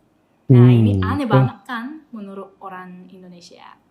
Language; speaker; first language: Indonesian; non-native, fluent; Japanese